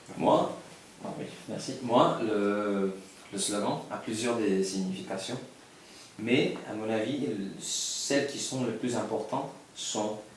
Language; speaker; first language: French; non-native, learner; Spanish